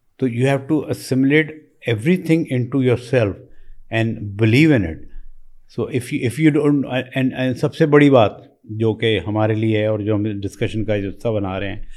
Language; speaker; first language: Urdu; native; Urdu